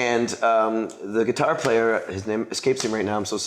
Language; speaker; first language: English; native; English